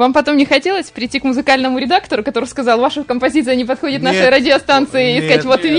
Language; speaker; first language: Russian; native; Russian